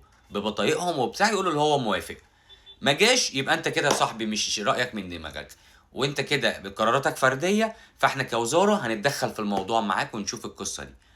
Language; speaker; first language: Arabic; native; Arabic